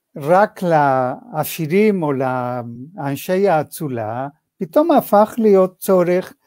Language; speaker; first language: Hebrew; non-native, fluent; Spanish